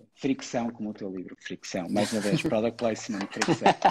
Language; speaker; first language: Portuguese; native; Portuguese